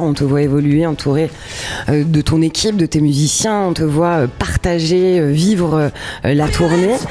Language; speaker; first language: French; native; French